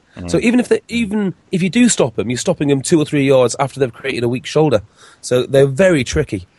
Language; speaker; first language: English; native; English